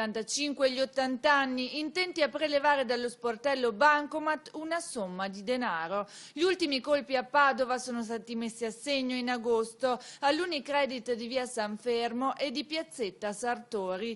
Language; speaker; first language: Italian; native; Italian